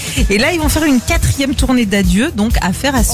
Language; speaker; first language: French; native; French